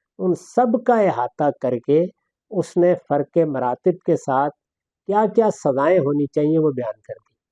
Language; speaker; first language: Urdu; non-native, local second language; Punjabi